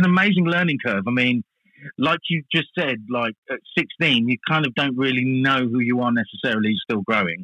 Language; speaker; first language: English; native; English